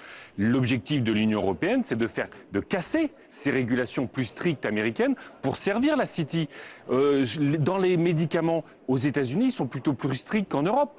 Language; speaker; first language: French; native; French